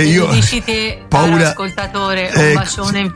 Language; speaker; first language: Italian; native; Italian